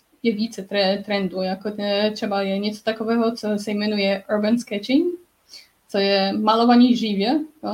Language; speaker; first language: Czech; non-native, learner; Polish